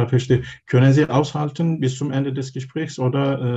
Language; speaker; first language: German; non-native, learner; Turkish